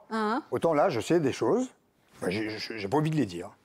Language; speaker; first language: French; native; French